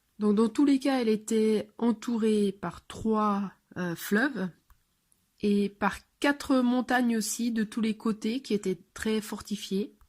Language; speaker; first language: French; non-native, fluent; English